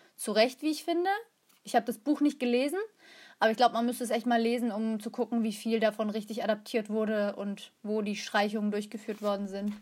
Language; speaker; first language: German; early bilingual, other home language; Turkish